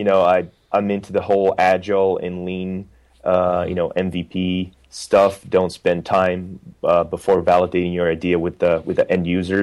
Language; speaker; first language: English; non-native, fluent; Portuguese